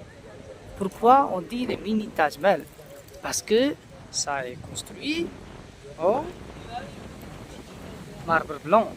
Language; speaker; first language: French; non-native, learner; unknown